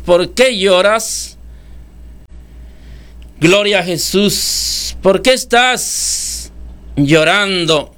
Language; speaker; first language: Spanish; native; Spanish